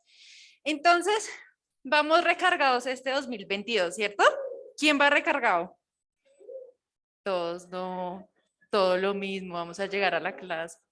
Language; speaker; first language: Spanish; native; Spanish